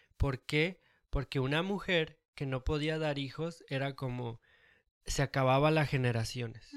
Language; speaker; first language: Spanish; early bilingual, heritage; Spanish